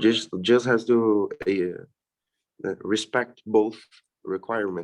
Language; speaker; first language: English; non-native, fluent; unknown